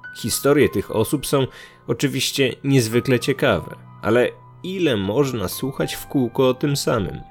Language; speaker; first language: Polish; native; Polish